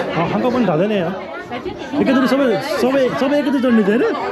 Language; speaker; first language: Korean; non-native, learner; Nepali